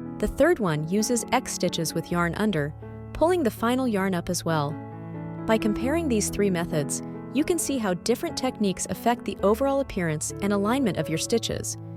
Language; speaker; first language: English; non-native, fluent; Chinese